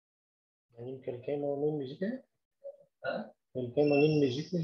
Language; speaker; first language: French; non-native, local second language; Malagasy